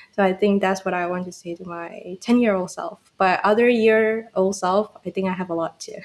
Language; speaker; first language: English; non-native, fluent; Burmese